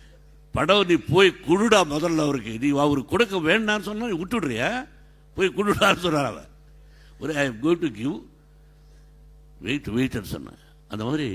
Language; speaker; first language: Tamil; non-native, learner; Telugu